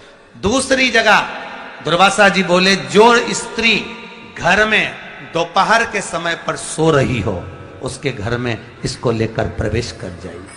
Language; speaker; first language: Hindi; native; Hindi